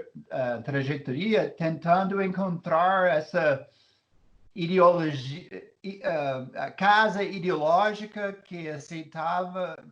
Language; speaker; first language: Portuguese; non-native, fluent; English